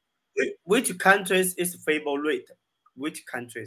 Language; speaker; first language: English; non-native, learner; Chinese